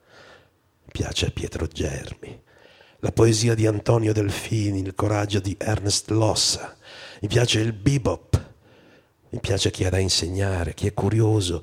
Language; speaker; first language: Italian; native; Italian